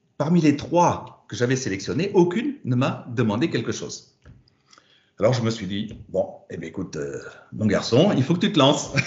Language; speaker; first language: French; non-native, fluent; German